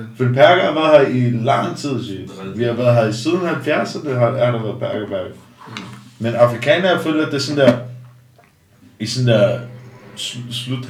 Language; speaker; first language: Danish; early bilingual, other home language; Armenian